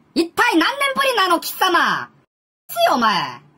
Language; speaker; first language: Japanese; non-native, learner; Korean